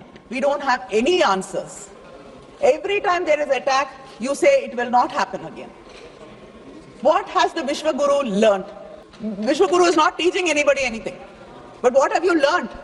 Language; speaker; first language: English; non-native, local second language; Tamil